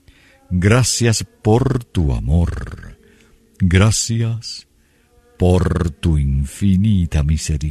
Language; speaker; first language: Spanish; native; Spanish